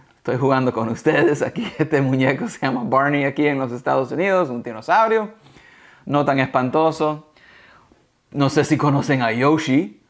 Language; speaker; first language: Spanish; early bilingual, heritage; Spanish